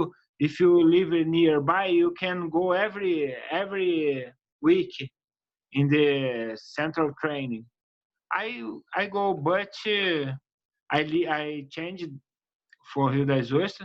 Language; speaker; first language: English; non-native, learner; Portuguese